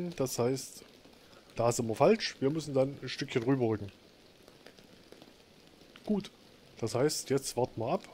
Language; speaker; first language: German; native; German